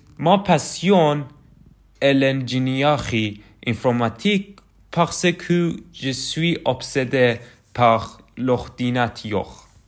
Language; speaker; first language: French; non-native, learner; Persian